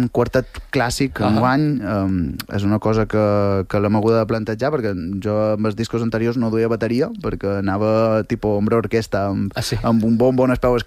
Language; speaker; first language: Catalan; native; Catalan